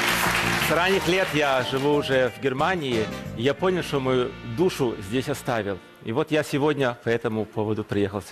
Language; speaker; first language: Russian; early bilingual, heritage; Russian